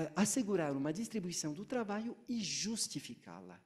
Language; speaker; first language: Portuguese; non-native, fluent; French